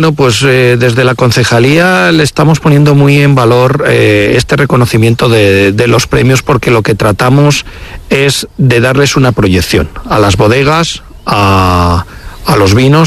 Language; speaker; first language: Spanish; native; Spanish